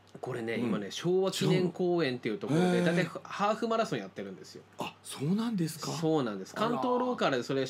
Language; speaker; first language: Japanese; native; Japanese